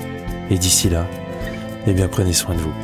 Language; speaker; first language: French; native; French